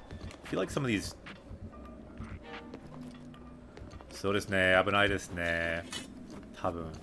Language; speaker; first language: Japanese; non-native, fluent; English